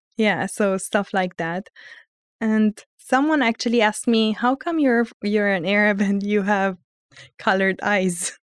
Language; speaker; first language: English; early bilingual, heritage; Armenian